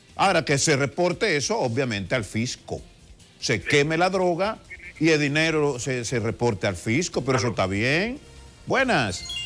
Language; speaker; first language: Spanish; native; Spanish